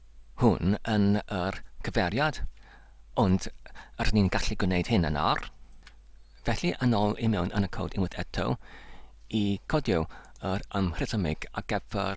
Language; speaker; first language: Welsh; non-native, learner; English